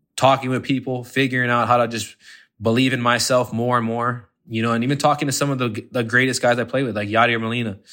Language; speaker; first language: English; native; English